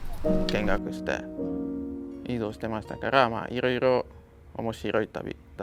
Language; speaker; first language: Japanese; non-native, fluent; Polish